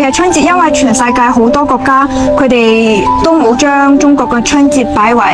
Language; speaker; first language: Cantonese; non-native, fluent; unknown